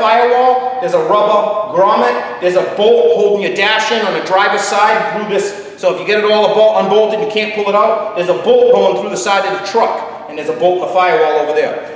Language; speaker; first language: English; native; English